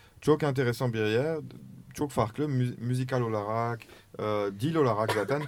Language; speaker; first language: Turkish; non-native, learner; French